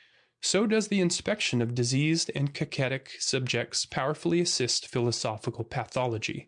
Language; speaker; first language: English; native; English